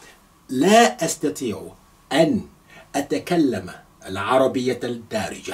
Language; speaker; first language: Arabic; non-native, fluent; Yoruba